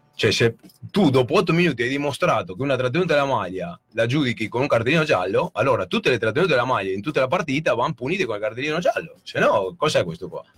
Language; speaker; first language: Italian; non-native, fluent; Spanish